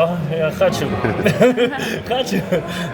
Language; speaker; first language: Russian; non-native, learner; Slovak